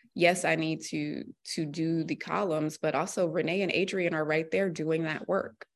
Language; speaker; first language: English; native; English